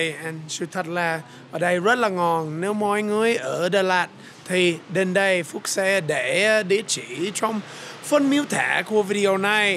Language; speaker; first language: Vietnamese; non-native, learner; English